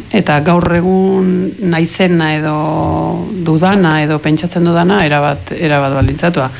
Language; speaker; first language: Basque; early bilingual, heritage; Spanish